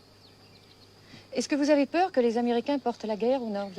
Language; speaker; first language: French; native; French